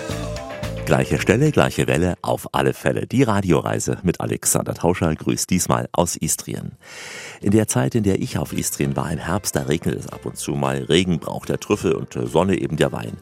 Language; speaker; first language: German; native; German